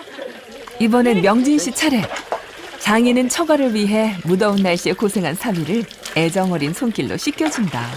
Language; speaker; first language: Korean; native; Korean